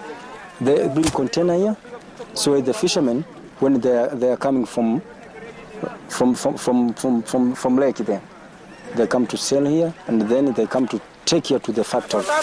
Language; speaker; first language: English; non-native, local second language; Swahili